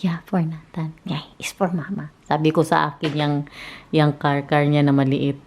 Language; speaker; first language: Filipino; non-native, local second language; Cebuano